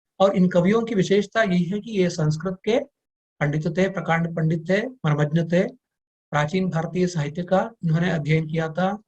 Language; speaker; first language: Hindi; non-native, local second language; Kannada